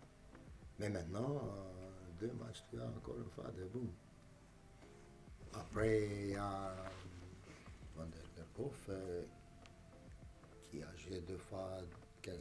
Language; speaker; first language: French; non-native, fluent; Romanian